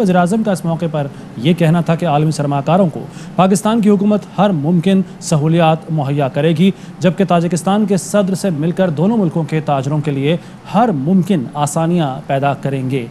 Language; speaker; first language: Urdu; native; Urdu